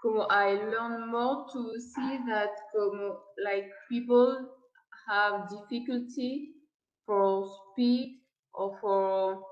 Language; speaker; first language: English; non-native, learner; French